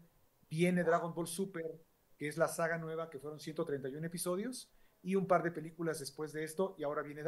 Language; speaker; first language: Spanish; native; Spanish